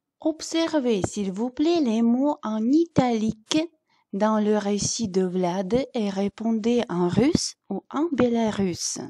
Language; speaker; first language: French; non-native, fluent; Russian